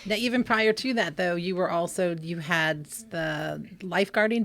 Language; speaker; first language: English; native; English